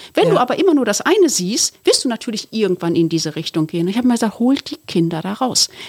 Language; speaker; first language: German; early bilingual, other home language; Turkish